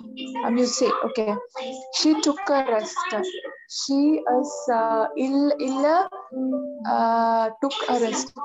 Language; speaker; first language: English; non-native, learner; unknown